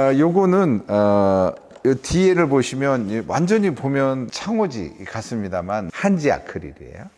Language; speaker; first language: Korean; native; Korean